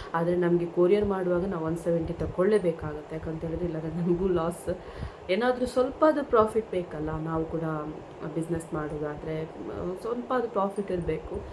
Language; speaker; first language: Kannada; non-native, local second language; Tulu